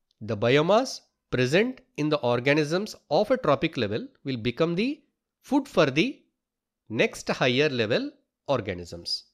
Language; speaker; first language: English; non-native, local second language; Telugu